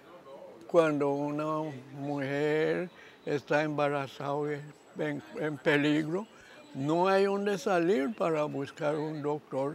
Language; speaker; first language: Spanish; non-native, local second language; English